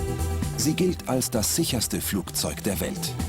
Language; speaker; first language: German; native; German